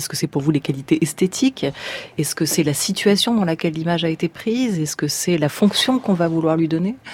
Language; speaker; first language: French; native; French